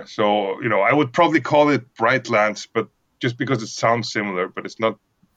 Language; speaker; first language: English; non-native, fluent; Icelandic